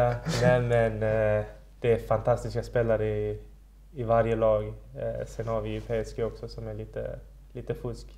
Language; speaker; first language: Swedish; early bilingual, other home language; Persian